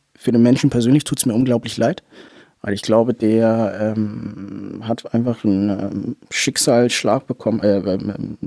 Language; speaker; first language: German; native; German